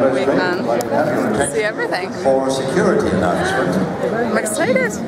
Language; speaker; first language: English; non-native, fluent; Polish